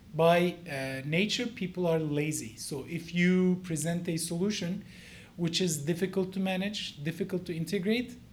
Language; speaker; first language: English; non-native, fluent; Turkish